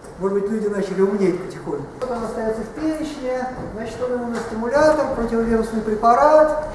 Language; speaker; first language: Russian; native; Russian